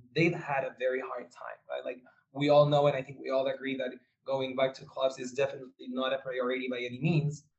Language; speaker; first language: English; non-native, fluent; Spanish